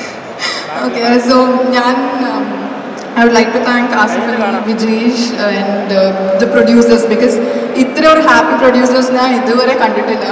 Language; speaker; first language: Malayalam; non-native, learner; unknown